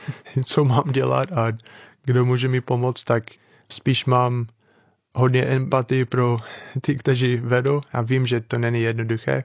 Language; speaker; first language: Czech; non-native, fluent; English